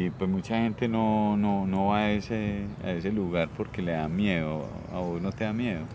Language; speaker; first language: Spanish; native; Spanish